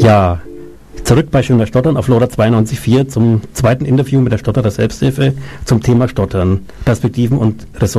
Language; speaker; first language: German; native; German